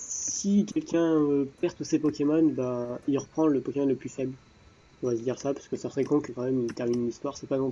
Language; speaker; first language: French; native; French